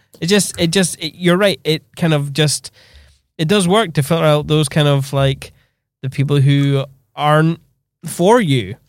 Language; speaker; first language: English; native; English